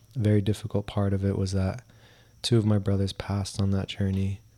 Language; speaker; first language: English; early bilingual, other home language; Spanish